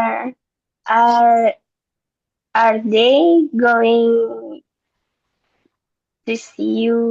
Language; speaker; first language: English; non-native, learner; Indonesian